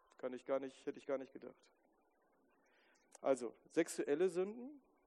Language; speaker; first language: German; native; German